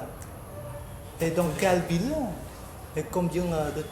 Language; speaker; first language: French; non-native, fluent; Khmer